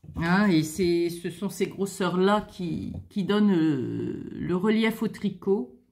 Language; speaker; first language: French; native; French